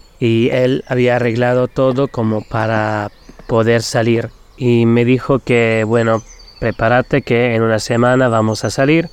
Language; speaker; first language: Spanish; non-native, fluent; Arabic